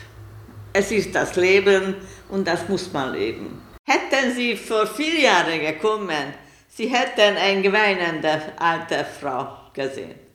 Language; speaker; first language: German; non-native, learner; Hungarian